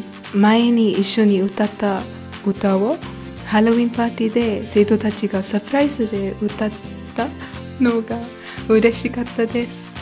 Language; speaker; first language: Japanese; non-native, learner; English